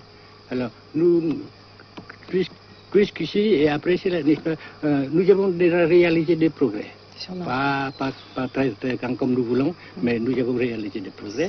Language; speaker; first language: French; non-native, fluent; Vietnamese